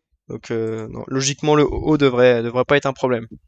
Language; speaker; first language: French; native; French